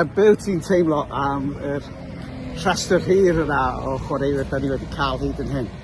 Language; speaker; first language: Welsh; native; Welsh